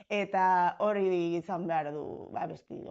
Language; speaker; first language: Basque; non-native, local second language; Spanish